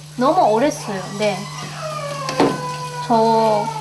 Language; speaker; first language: Korean; non-native, local second language; Lao